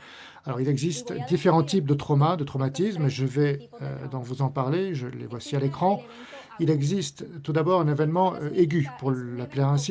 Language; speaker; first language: French; native; French